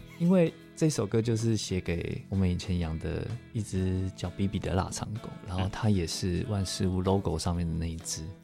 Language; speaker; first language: Chinese; native; Chinese